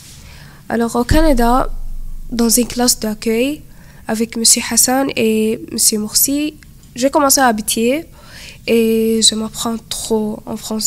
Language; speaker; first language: French; non-native, learner; Arabic